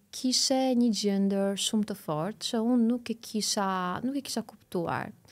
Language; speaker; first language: Albanian; early bilingual, heritage; Albanian